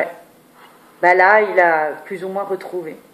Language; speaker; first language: French; native; French